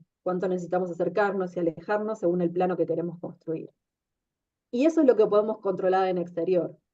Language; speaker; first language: Spanish; native; Spanish